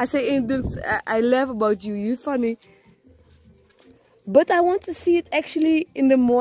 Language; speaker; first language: English; non-native, fluent; Dutch